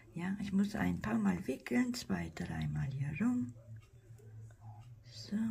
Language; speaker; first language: German; non-native, fluent; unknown